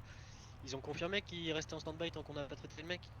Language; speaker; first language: French; native; French